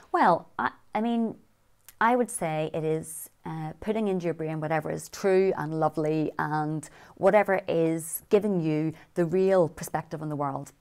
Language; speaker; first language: English; native; English